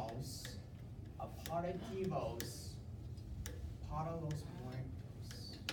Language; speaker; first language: Spanish; non-native, learner; English